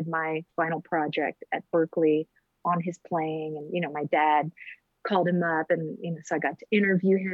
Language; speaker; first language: English; native; English